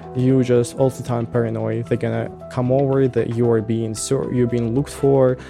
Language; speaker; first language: English; non-native, fluent; Russian